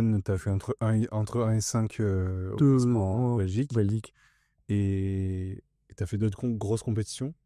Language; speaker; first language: French; native; French